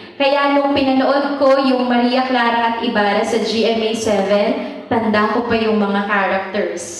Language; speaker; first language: Filipino; native; Filipino